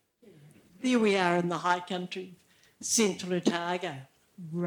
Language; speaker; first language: English; native; English